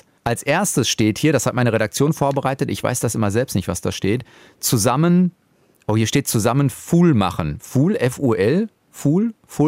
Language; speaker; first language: German; native; German